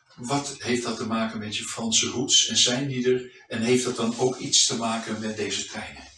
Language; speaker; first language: Dutch; native; Dutch